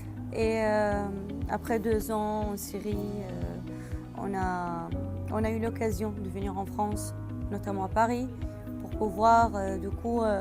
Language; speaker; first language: French; non-native, fluent; Arabic